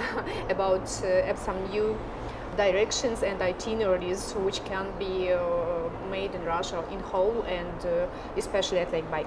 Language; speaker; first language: English; non-native, fluent; Russian